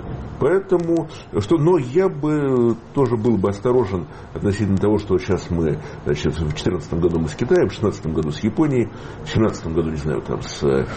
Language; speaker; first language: Russian; native; Russian